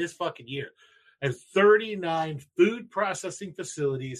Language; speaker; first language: English; native; English